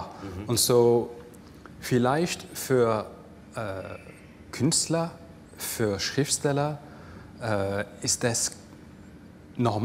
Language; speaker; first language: German; non-native, fluent; English